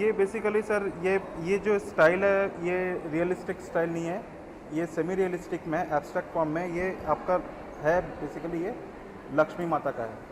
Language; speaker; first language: Hindi; native; Hindi